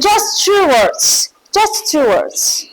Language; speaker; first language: English; non-native, learner; Mongolian